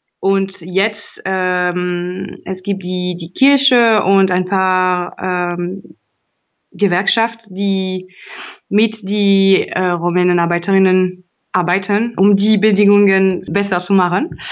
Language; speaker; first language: German; non-native, learner; French